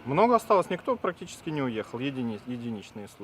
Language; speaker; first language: Russian; native; Russian